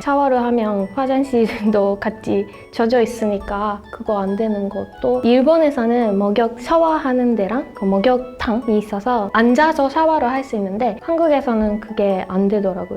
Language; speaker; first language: Korean; non-native, learner; Japanese